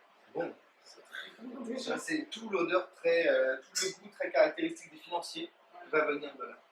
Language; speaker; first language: French; native; French